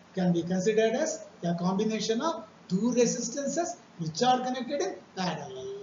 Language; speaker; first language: English; non-native, local second language; Tamil